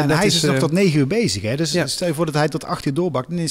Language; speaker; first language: Dutch; native; Dutch